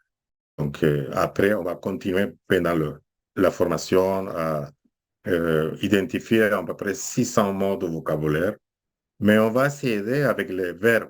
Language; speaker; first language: French; non-native, fluent; Spanish